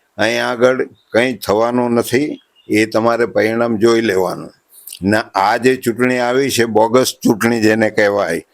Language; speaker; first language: Gujarati; non-native, local second language; Vasavi